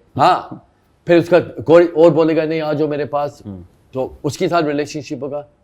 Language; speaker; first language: Hindi; early bilingual, heritage; Hindi